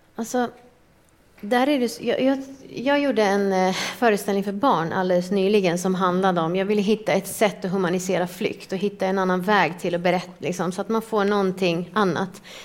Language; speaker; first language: Swedish; early bilingual, other home language; Persian